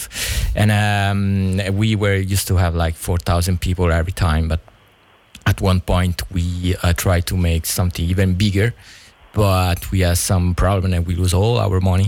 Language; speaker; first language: English; non-native, fluent; Italian